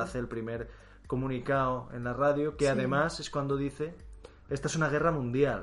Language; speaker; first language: Spanish; native; Spanish